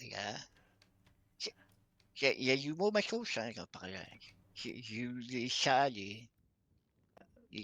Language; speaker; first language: French; native; French